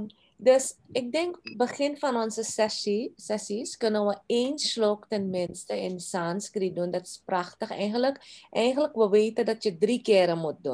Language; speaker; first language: Dutch; non-native, local second language; Caribbean Hindustani